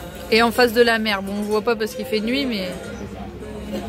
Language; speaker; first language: French; native; French